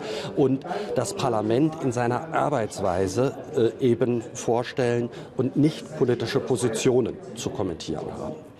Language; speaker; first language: German; native; German